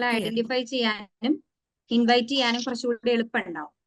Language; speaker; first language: Malayalam; native; Malayalam